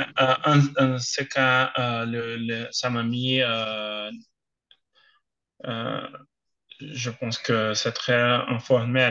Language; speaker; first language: French; non-native, learner; Portuguese